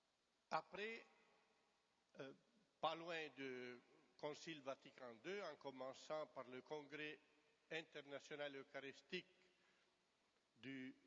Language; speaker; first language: French; non-native, fluent; Italian